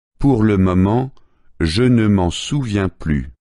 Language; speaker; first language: French; native; French